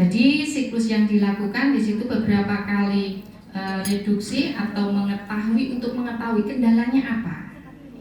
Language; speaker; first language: Indonesian; native; Indonesian